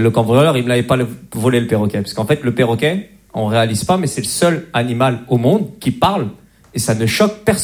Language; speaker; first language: French; native; French